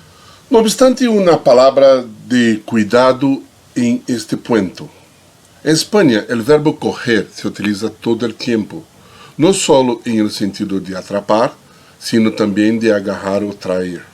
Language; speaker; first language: Spanish; non-native, fluent; Portuguese